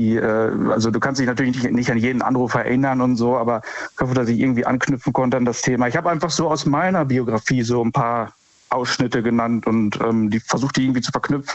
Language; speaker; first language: German; native; German